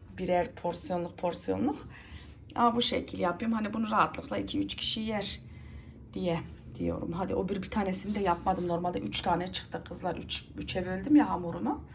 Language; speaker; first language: Turkish; native; Turkish